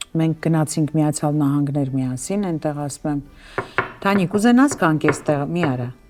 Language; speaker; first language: Armenian; native; Armenian